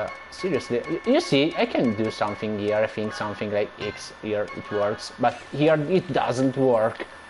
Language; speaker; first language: English; non-native, fluent; Italian